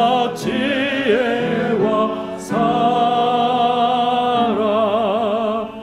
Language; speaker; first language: Korean; native; Korean